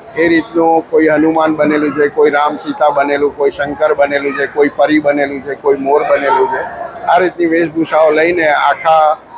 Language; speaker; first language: Gujarati; non-native, local second language; Sindhi